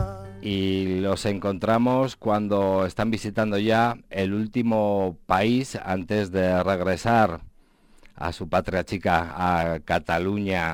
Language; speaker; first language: Spanish; native; Spanish